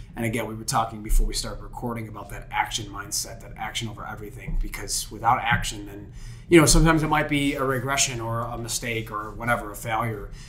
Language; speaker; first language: English; native; English